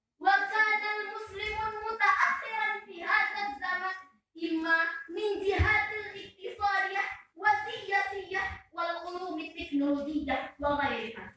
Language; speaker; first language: Arabic; non-native, learner; Indonesian